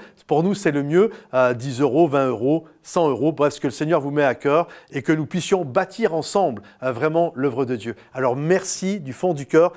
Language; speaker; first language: French; native; French